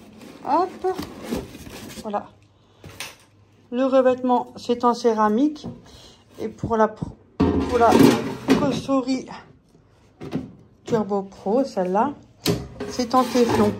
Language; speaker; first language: French; native; French